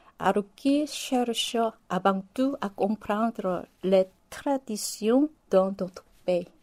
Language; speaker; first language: French; non-native, fluent; Korean